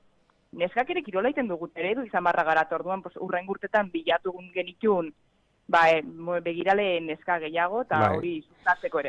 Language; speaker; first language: Basque; native; Basque